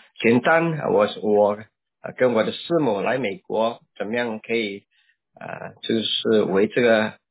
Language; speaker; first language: Chinese; native; Chinese